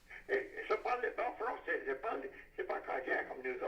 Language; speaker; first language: French; native; French